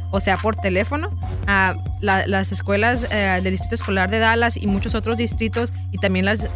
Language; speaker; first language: Spanish; native; Spanish